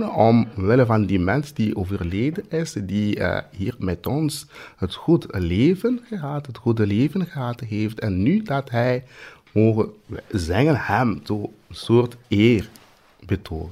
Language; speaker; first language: Dutch; non-native, fluent; Swahili